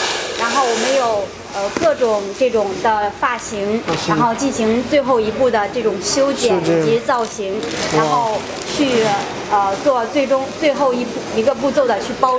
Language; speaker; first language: Chinese; native; Chinese